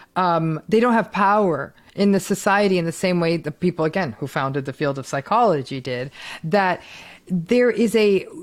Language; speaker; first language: English; early bilingual, other home language; Hindi